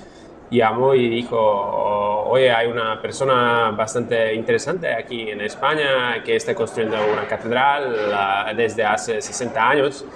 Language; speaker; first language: Spanish; non-native, fluent; Slovak